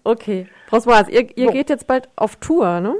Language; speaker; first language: German; native; German